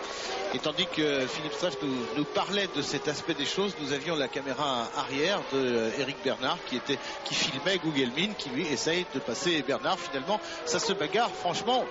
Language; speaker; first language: French; native; French